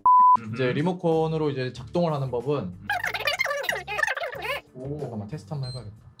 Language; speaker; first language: Korean; native; Korean